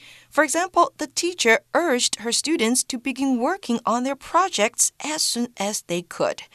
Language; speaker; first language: English; non-native, fluent; Chinese